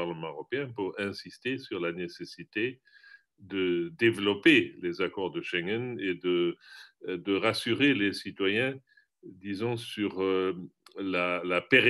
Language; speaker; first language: French; non-native, fluent; German